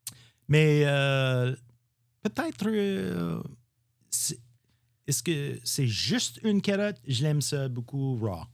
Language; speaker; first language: French; non-native, learner; English